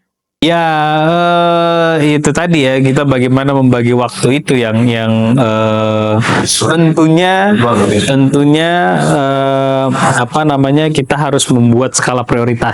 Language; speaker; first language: Indonesian; native; Indonesian